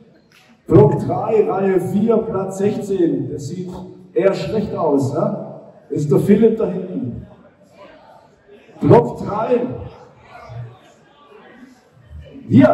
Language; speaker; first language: German; native; German